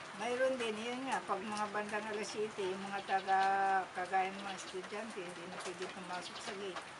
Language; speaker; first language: Filipino; native; Filipino